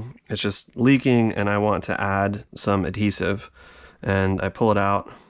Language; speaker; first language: English; native; English